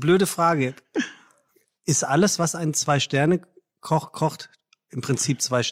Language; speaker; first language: German; native; German